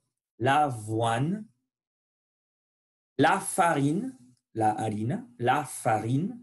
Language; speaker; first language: French; non-native, learner; Spanish